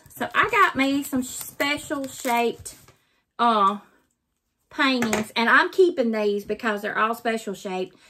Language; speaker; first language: English; native; English